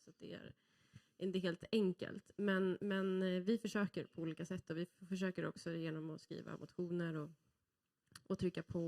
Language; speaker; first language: Swedish; native; Swedish